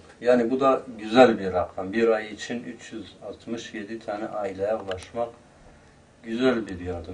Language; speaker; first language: Turkish; native; Turkish